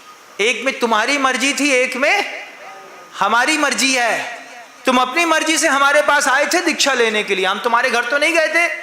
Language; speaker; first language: Hindi; native; Hindi